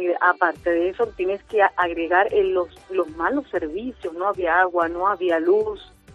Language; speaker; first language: Spanish; native; Spanish